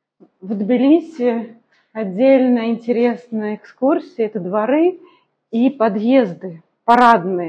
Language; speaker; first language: Russian; native; Russian